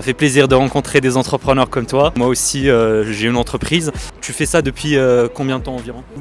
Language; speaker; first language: French; native; French